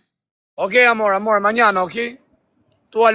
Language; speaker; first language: Spanish; non-native, learner; Albanian